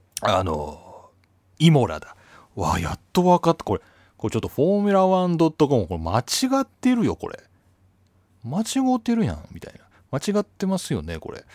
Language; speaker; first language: Japanese; native; Japanese